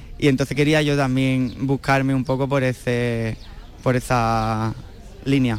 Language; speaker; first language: Spanish; native; Spanish